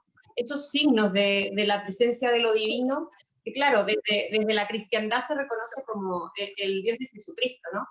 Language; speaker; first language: Spanish; native; Spanish